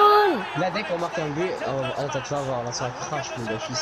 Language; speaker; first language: French; native; French